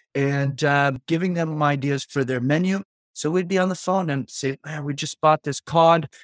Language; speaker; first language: English; native; English